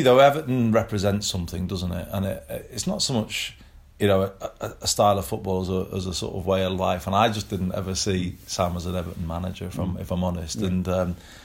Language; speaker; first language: English; native; English